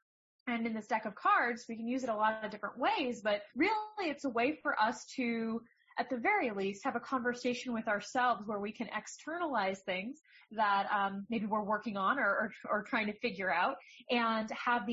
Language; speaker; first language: English; native; English